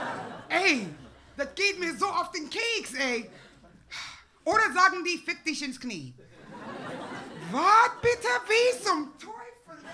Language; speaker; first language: German; non-native, fluent; English